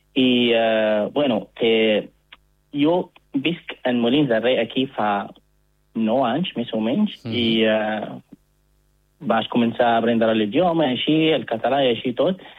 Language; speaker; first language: Catalan; non-native, learner; Arabic